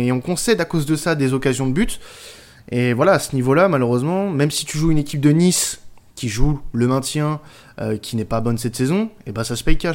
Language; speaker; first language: French; native; French